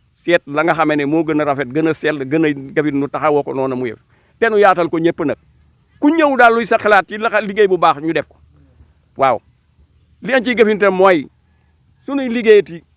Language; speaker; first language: Wolof; native; Wolof